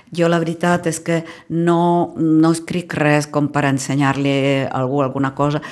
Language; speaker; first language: Catalan; non-native, fluent; Czech